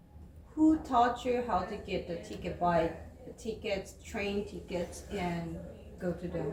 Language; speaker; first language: English; non-native, fluent; Japanese